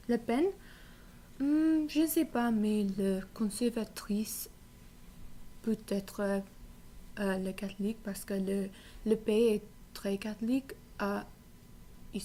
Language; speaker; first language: French; non-native, learner; English